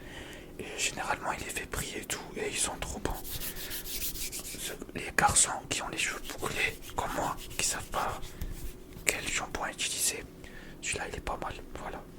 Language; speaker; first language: French; native; French